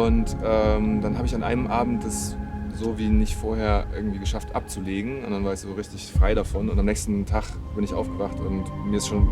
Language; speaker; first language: German; native; German